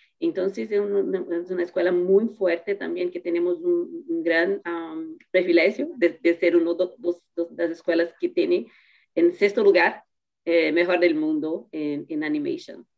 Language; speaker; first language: Spanish; non-native, fluent; Portuguese